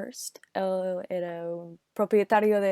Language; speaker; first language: Spanish; non-native, learner; English